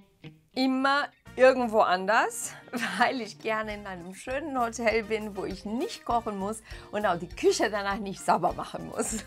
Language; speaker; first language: German; non-native, fluent; Portuguese